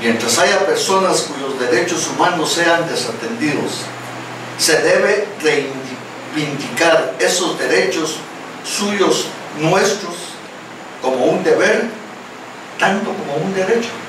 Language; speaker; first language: Spanish; native; Spanish